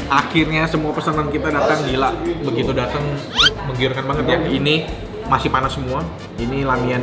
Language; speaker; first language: Indonesian; native; Indonesian